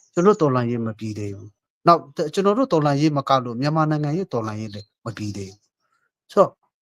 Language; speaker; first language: Burmese; non-native, local second language; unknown